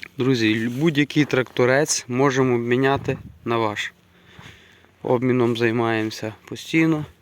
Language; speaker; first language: Ukrainian; native; Ukrainian